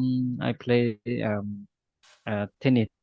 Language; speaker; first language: English; non-native, learner; Khmer